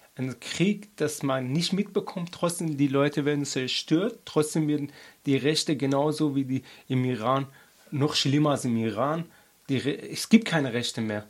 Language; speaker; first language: German; non-native, learner; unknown